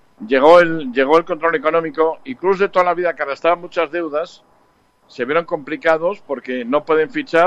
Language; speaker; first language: Spanish; native; Spanish